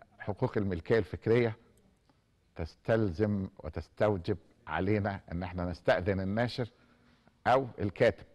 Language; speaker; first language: Arabic; native; Arabic